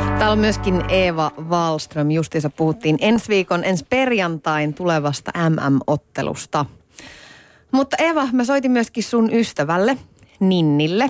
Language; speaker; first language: Finnish; native; Finnish